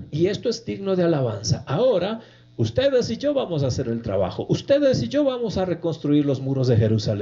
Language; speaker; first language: Spanish; native; Spanish